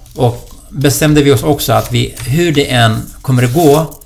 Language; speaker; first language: Swedish; non-native, fluent; Kurdish